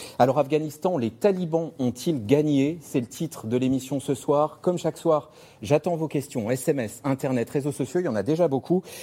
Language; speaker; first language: French; native; French